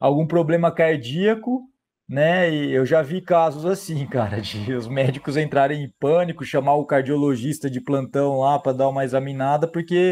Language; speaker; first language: Portuguese; native; Portuguese